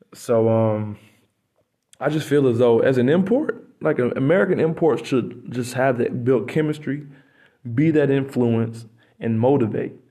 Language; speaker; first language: English; native; English